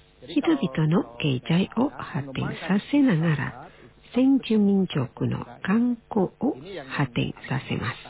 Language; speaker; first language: Japanese; non-native, fluent; Indonesian